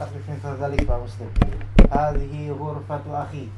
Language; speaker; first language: Arabic; non-native, fluent; Indonesian